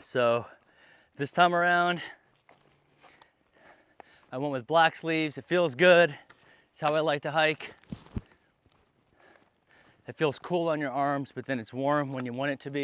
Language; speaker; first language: English; native; English